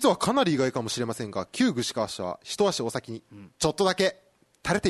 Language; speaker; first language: Japanese; native; Japanese